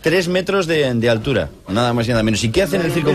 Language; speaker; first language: Spanish; native; Spanish